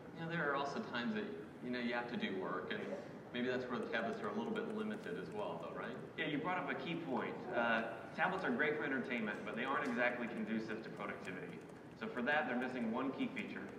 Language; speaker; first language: English; native; English